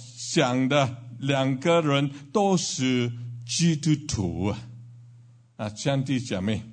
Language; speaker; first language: Chinese; non-native, learner; Cantonese